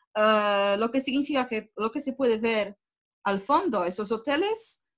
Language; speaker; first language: Spanish; non-native, fluent; Polish